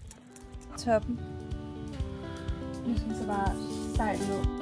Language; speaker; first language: Danish; native; Danish